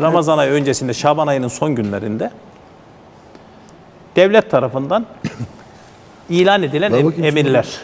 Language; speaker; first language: Turkish; native; Turkish